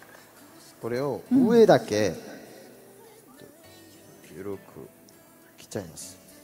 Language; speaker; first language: Japanese; non-native, fluent; Korean